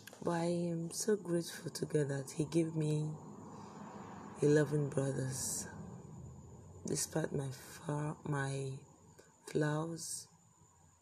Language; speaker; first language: English; non-native, local second language; Igbo